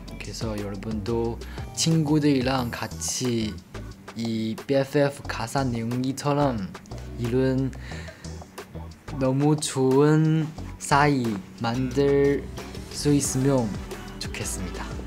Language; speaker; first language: Korean; non-native, learner; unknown